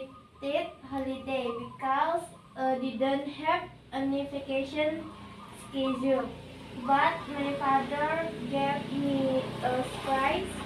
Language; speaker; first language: English; non-native, learner; Indonesian